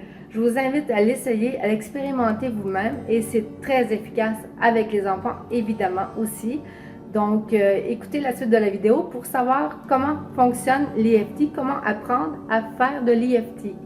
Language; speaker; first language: French; native; French